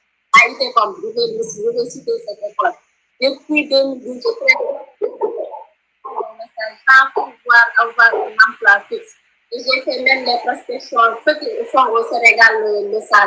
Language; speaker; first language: French; non-native, local second language; Wolof